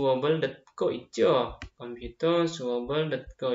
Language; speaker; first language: Korean; non-native, fluent; Indonesian